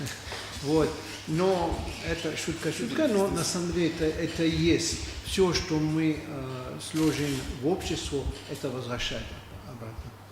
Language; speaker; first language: Russian; non-native, learner; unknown